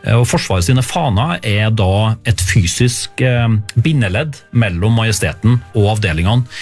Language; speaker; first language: Norwegian; native; Norwegian